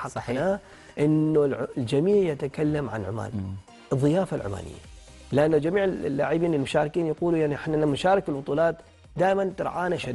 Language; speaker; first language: Arabic; native; Arabic